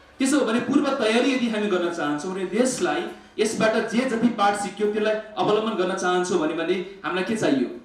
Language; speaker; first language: Nepali; native; Nepali